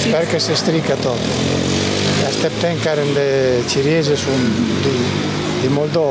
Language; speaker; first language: Romanian; non-native, learner; Italian